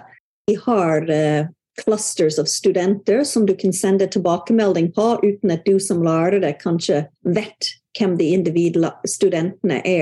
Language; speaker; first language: Norwegian; non-native, fluent; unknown